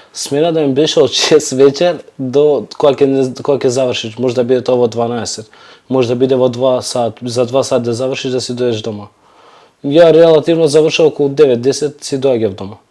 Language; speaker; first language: Macedonian; non-native, local second language; Turkish